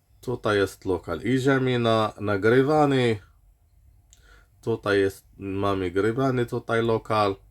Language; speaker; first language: Polish; non-native, learner; Arabic